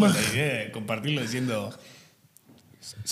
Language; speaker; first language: Spanish; native; Spanish